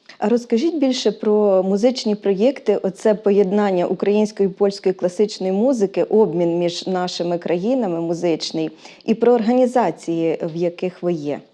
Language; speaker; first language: Ukrainian; native; Ukrainian